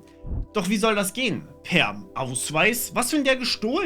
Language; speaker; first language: German; native; German